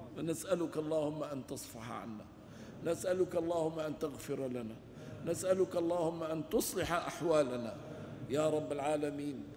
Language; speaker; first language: Arabic; non-native, local second language; Kurdish